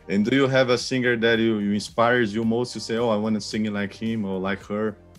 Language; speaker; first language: English; non-native, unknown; Portuguese